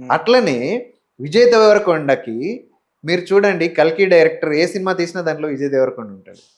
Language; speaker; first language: Telugu; native; Telugu